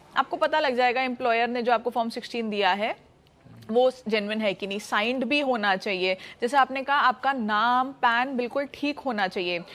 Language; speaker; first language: Hindi; native; Hindi